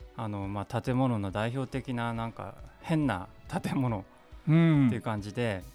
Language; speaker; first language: Japanese; native; Japanese